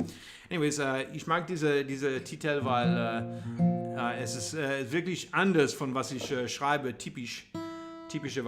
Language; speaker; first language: German; non-native, learner; English